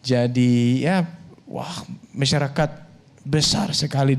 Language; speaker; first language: Indonesian; non-native, learner; Danish